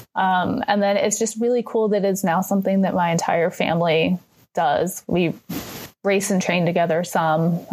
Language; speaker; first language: English; native; English